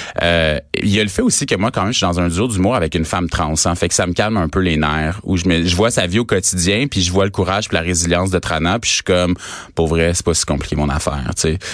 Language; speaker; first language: French; native; French